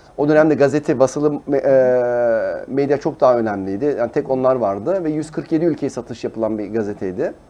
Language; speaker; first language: Turkish; early bilingual, heritage; Turkish